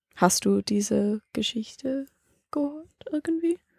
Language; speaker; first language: German; non-native, learner; English